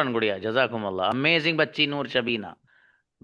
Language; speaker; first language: Hindi; native; Hindi